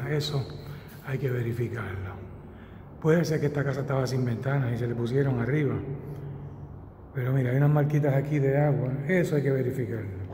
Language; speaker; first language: Spanish; native; Spanish